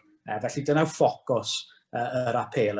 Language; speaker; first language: Welsh; native; Welsh